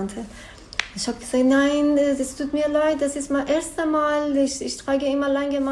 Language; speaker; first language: German; non-native, learner; Persian